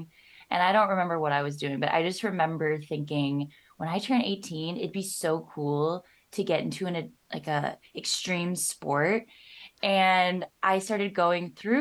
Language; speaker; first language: English; native; English